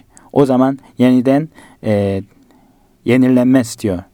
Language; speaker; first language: Turkish; non-native, fluent; Korean